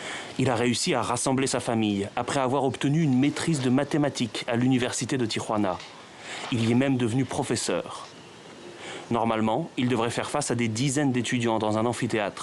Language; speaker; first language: French; native; French